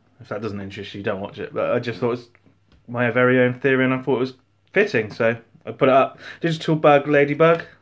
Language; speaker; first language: English; native; English